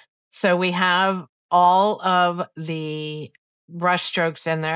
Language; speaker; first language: English; native; English